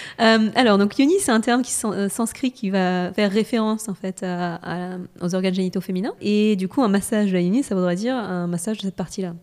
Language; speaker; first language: French; non-native, fluent; Russian